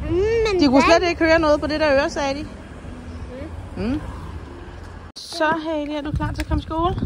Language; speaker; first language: Danish; native; Danish